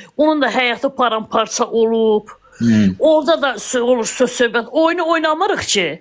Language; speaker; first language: Azerbaijani; non-native, local second language; Russian